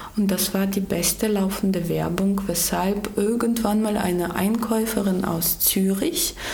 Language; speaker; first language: German; early bilingual, other home language; Georgian